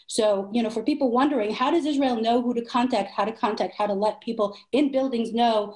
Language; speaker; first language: English; non-native, fluent; Hebrew